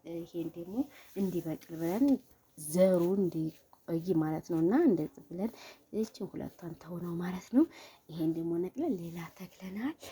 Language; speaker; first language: Amharic; native; Amharic